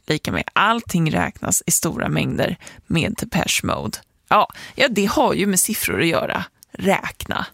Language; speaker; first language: Swedish; native; Swedish